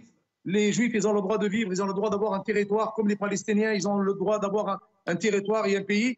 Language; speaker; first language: French; non-native, local second language; Arabic